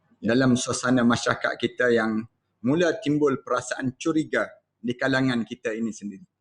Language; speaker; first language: Malay; native; Malay